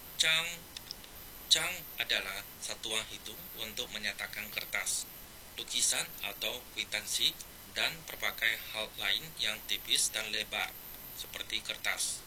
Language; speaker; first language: Malay; non-native, fluent; Chinese